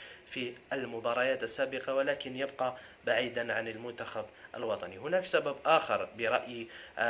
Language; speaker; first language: Arabic; native; Arabic